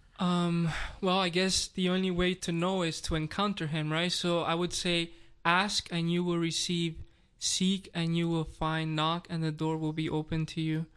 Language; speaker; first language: English; early bilingual, other home language; Spanish